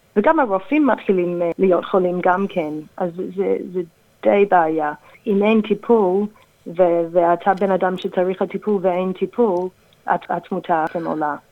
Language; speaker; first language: Hebrew; non-native, fluent; English